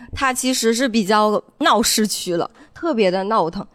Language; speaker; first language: Chinese; native; Chinese